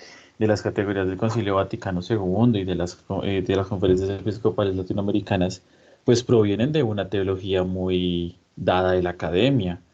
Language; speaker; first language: Spanish; native; Spanish